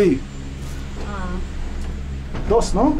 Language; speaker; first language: Spanish; non-native, learner; English